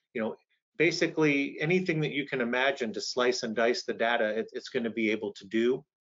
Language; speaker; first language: English; native; English